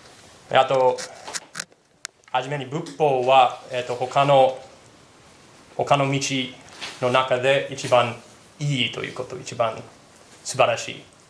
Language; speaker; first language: Japanese; non-native, fluent; English